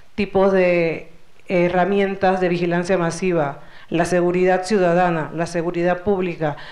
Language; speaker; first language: Spanish; native; Spanish